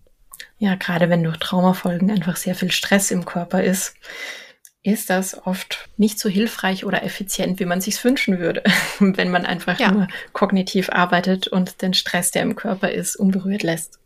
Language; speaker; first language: German; native; German